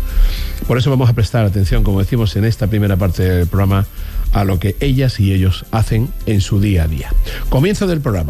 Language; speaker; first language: Spanish; native; Spanish